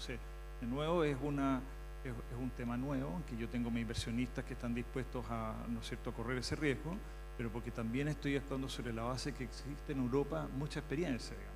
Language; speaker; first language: Spanish; native; Spanish